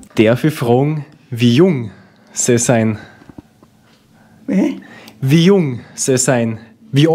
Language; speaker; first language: German; native; German